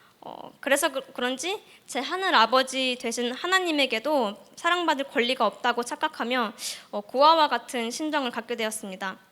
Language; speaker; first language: Korean; early bilingual, heritage; Korean